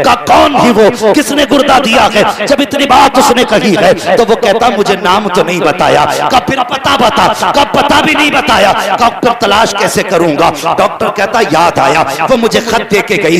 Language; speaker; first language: Hindi; native; Hindi